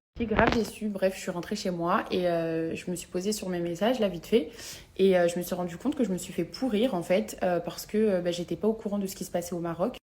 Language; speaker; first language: French; native; French